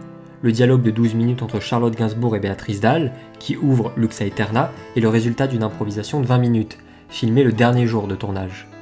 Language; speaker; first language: French; native; French